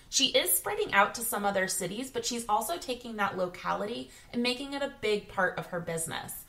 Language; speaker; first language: English; native; English